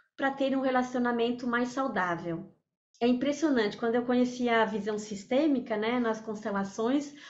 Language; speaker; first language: Portuguese; early bilingual, other home language; French